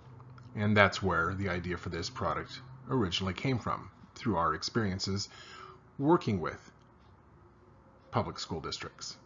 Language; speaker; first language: English; native; English